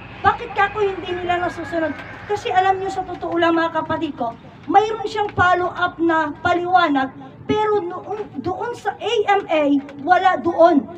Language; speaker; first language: Filipino; non-native, local second language; Iloko